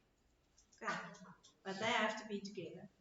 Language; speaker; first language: English; non-native, local second language; Afrikaans